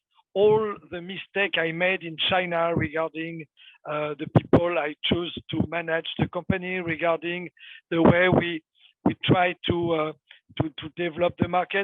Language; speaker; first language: English; non-native, fluent; French